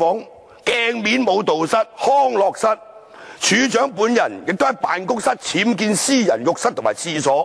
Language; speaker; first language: Chinese; non-native, local second language; Cantonese